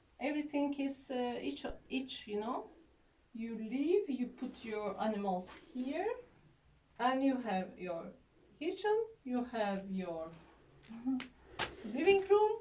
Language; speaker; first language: English; non-native, learner; Turkish